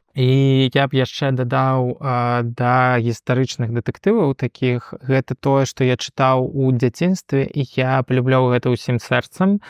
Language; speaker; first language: Belarusian; non-native, local second language; Russian